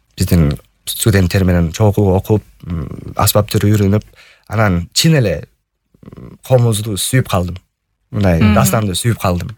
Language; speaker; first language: Kyrgyz; non-native, fluent; English